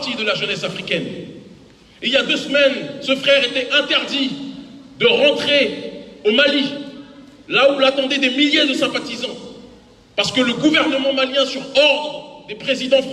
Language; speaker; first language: French; native; French